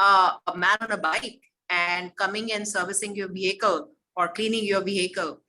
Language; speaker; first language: English; non-native, local second language; Hindi